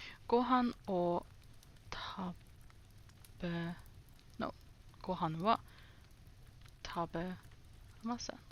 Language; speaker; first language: Japanese; non-native, learner; English